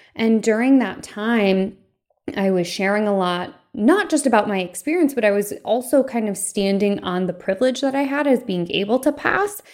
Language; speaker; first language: English; early bilingual, other home language; Filipino